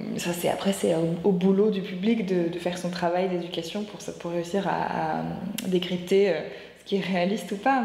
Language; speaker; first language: French; native; French